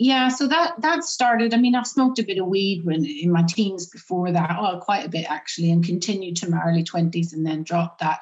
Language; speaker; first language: English; native; English